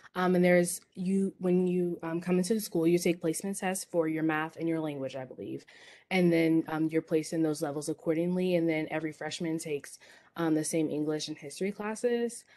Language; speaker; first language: English; native; English